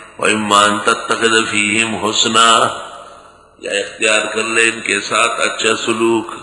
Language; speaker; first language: Urdu; non-native, local second language; Pashto